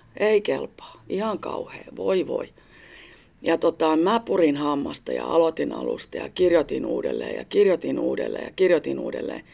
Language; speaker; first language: Finnish; native; Finnish